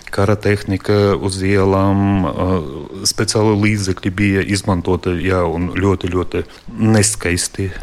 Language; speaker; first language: Latvian; non-native, local second language; Russian